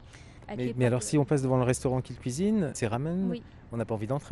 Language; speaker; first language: French; native; French